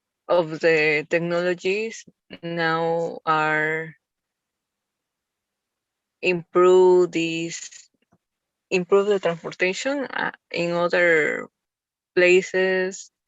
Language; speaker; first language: English; non-native, learner; Spanish